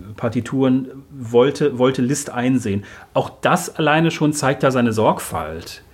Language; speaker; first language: German; native; German